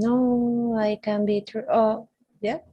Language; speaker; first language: English; non-native, learner; Spanish